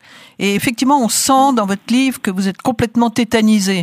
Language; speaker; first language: French; native; French